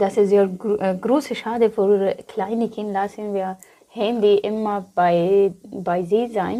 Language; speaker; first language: German; non-native, learner; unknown